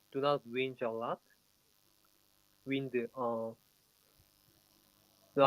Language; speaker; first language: English; non-native, learner; Korean